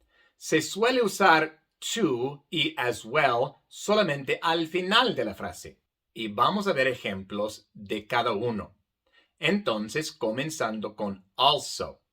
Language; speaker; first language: Spanish; non-native, fluent; English